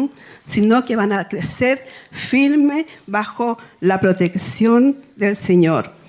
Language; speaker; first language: Spanish; native; Spanish